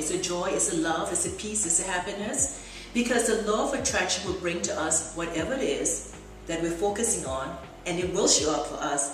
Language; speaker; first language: English; native; English